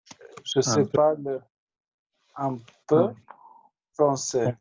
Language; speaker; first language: French; non-native, learner; Albanian